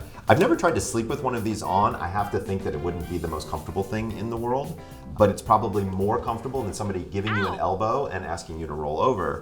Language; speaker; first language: English; native; English